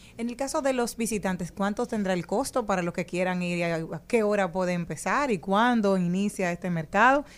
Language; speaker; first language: Spanish; native; Spanish